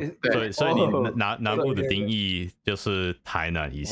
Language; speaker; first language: Chinese; non-native, fluent; English